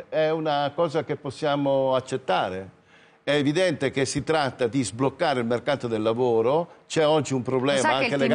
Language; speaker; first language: Italian; native; Italian